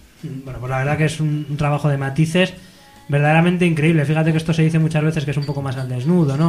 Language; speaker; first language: Spanish; native; Spanish